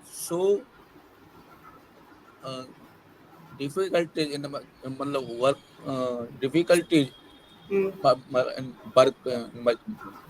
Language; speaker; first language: English; non-native, learner; Hindi